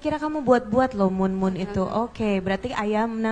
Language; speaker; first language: Indonesian; native; Indonesian